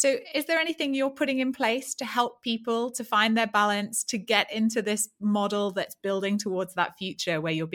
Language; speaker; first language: English; native; English